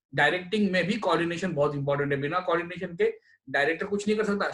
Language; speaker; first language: Hindi; non-native, local second language; Marathi